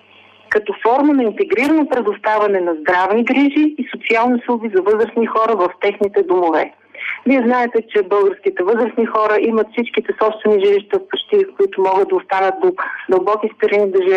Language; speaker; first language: Bulgarian; native; Bulgarian